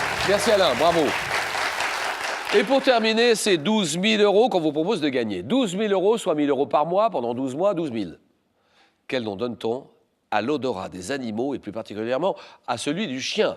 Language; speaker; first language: French; native; French